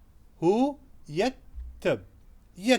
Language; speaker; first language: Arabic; non-native, fluent; Urdu